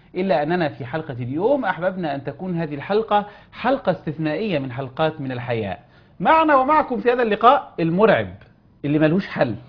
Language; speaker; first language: Arabic; native; Arabic